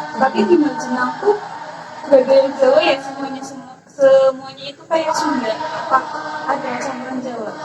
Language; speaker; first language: Indonesian; non-native, local second language; Javanese